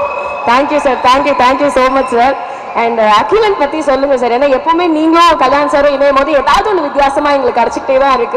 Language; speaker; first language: Tamil; native; Tamil